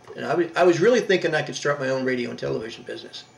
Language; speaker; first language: English; native; English